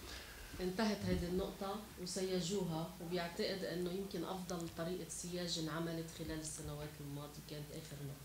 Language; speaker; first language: Arabic; native; Arabic